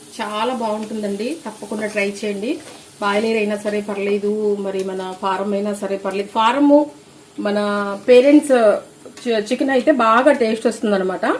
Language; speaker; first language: Telugu; non-native, local second language; Lambadi